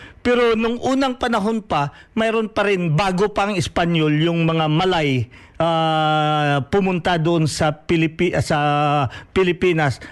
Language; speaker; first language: Filipino; non-native, local second language; Hiligaynon